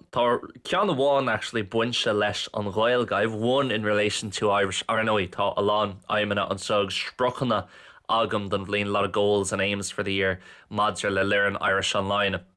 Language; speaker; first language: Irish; non-native, local second language; English